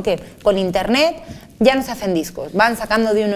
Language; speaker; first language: Spanish; native; Spanish